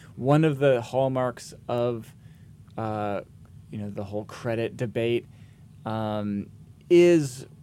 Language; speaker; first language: English; native; English